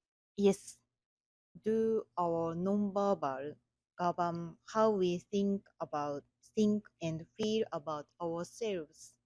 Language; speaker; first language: English; non-native, learner; Japanese